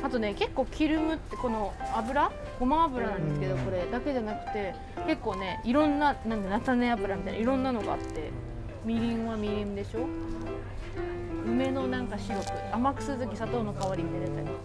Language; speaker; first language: Japanese; native; Japanese